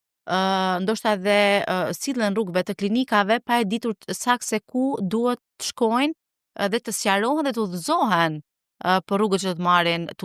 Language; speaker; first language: Albanian; native; Albanian